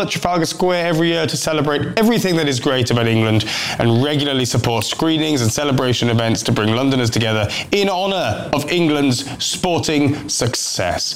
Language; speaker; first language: English; native; English